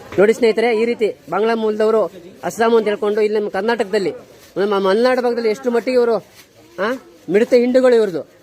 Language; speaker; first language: Kannada; native; Kannada